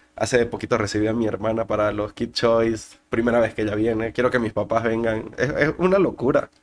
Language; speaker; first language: Spanish; native; Spanish